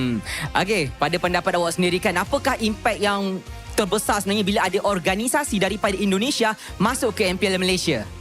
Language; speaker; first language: Malay; native; Malay